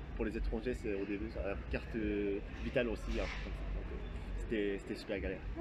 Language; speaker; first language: French; non-native, fluent; Japanese